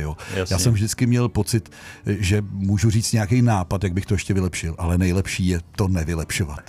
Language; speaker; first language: Czech; native; Czech